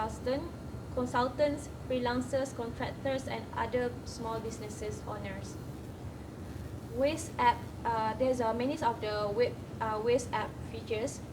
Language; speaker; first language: English; non-native, learner; Malay